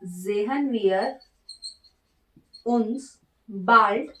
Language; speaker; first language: German; non-native, learner; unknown